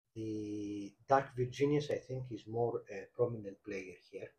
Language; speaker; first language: English; non-native, fluent; Greek